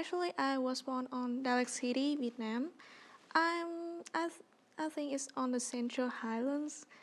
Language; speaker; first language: English; non-native, learner; Vietnamese